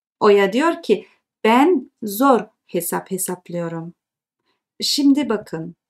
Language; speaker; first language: Turkish; early bilingual, heritage; Turkish